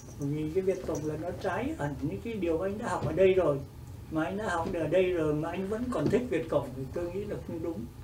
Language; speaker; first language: Vietnamese; native; Vietnamese